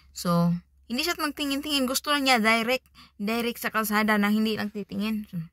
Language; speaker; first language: Filipino; non-native, local second language; Cebuano